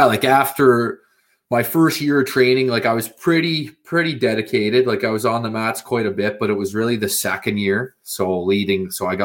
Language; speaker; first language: English; native; English